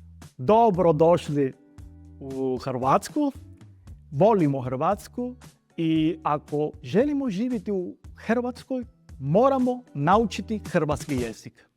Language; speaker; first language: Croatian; non-native, learner; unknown